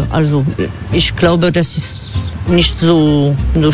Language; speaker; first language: German; non-native, fluent; French